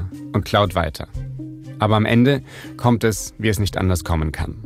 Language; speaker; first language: German; native; German